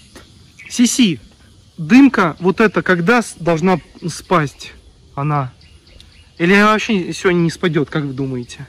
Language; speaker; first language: Russian; native; Russian